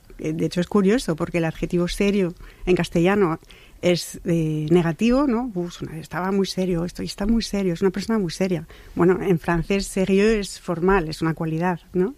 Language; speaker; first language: Spanish; non-native, fluent; French